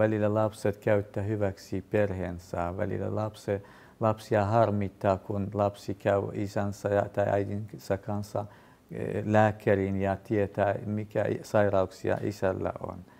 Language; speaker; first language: Finnish; non-native, fluent; Kurdish